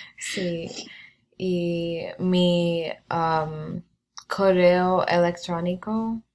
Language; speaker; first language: Spanish; non-native, learner; English